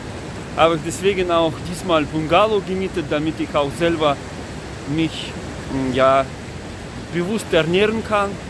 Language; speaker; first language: German; non-native, fluent; Russian